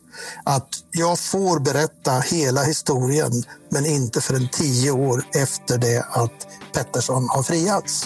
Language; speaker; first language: Swedish; native; Swedish